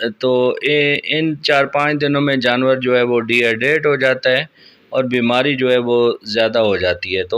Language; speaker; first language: Urdu; non-native, local second language; Punjabi